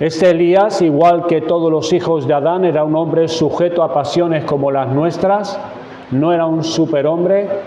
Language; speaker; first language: Spanish; native; Spanish